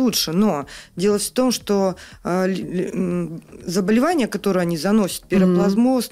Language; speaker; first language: Russian; native; Russian